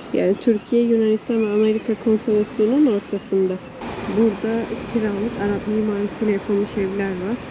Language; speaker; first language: Turkish; native; Turkish